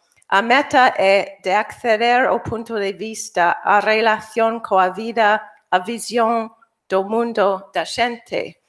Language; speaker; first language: Galician; non-native, fluent; English